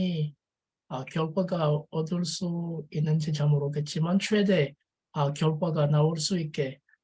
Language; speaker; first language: Korean; non-native, learner; French